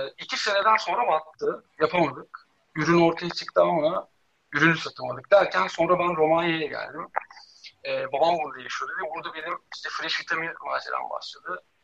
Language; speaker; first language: Turkish; native; Turkish